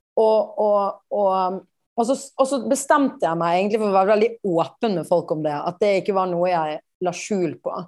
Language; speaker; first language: Norwegian; native; Norwegian